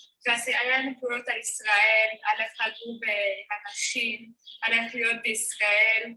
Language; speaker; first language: Hebrew; non-native, learner; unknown